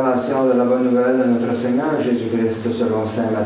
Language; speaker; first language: French; native; French